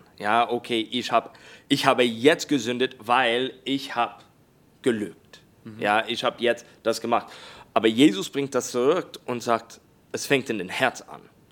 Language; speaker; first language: German; non-native, learner; English